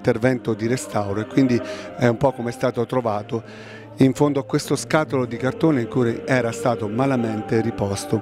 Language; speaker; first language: Italian; native; Italian